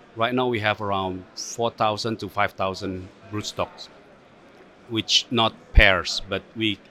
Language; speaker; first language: English; non-native, fluent; Indonesian